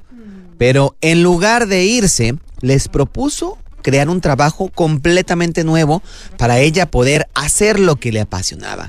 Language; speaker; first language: Spanish; native; Spanish